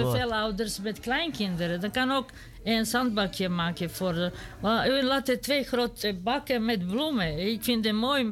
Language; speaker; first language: Dutch; non-native, learner; Serbian